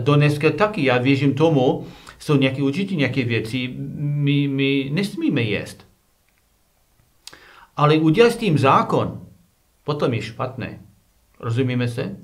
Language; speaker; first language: Czech; non-native, learner; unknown